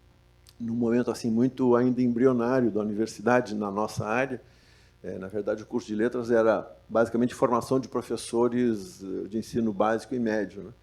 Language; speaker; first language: Portuguese; native; Portuguese